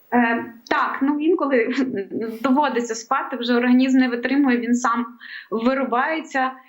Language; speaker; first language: Ukrainian; native; Ukrainian